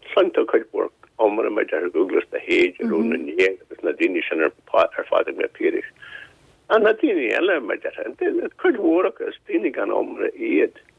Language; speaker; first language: Irish; non-native, local second language; English